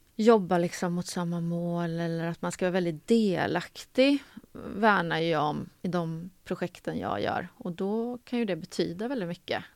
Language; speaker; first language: Swedish; native; Swedish